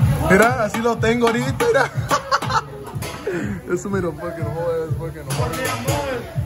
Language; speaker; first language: Spanish; early bilingual, heritage; Spanish